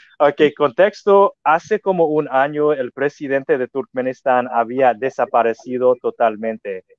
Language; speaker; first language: Spanish; non-native, fluent; English